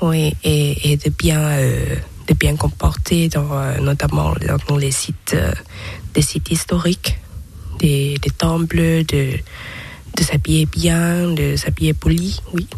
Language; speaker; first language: French; non-native, learner; Thai